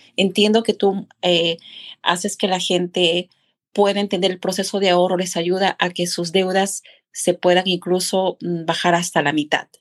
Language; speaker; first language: Spanish; native; Spanish